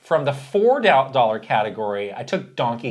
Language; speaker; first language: English; native; English